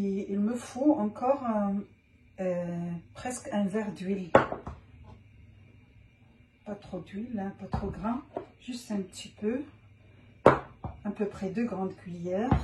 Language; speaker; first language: French; non-native, local second language; Arabic